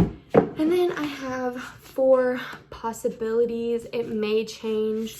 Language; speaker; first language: English; native; English